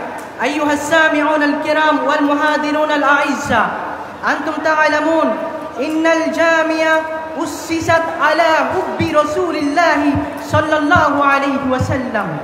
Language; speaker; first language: Arabic; non-native, learner; Bangla